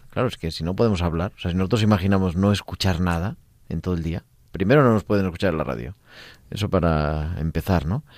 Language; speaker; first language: Spanish; native; Spanish